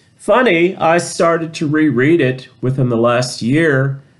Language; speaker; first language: English; native; English